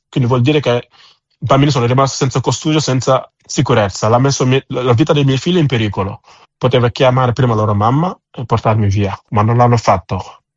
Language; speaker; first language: Italian; non-native, fluent; Wolof